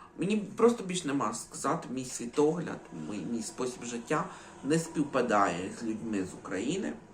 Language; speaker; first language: Ukrainian; native; Ukrainian